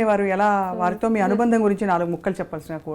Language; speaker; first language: Telugu; native; Telugu